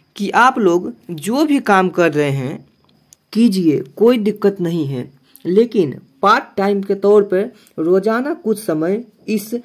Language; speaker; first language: Hindi; native; Hindi